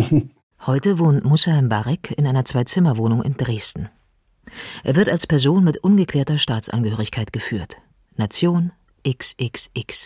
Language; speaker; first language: German; native; German